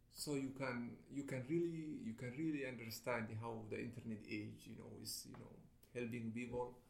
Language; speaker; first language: English; non-native, fluent; Somali